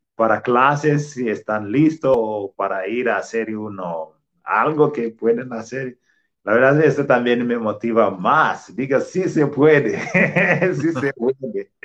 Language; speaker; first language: Spanish; non-native, fluent; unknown